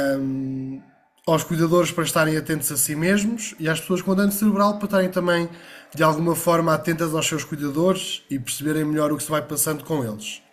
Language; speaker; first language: Portuguese; native; Portuguese